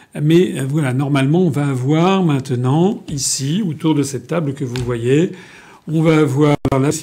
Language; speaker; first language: French; native; French